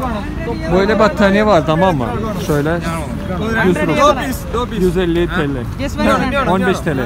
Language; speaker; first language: Turkish; non-native, fluent; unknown